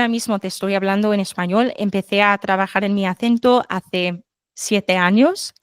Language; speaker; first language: Spanish; non-native, fluent; English